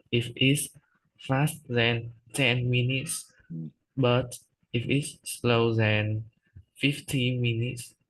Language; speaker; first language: English; non-native, learner; Vietnamese